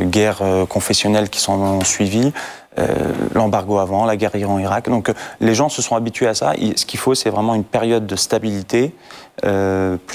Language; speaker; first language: French; non-native, fluent; Assyrian Neo-Aramaic